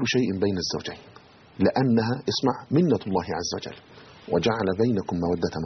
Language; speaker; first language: Arabic; native; Arabic